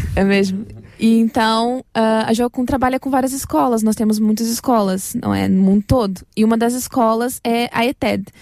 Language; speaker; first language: Portuguese; native; Portuguese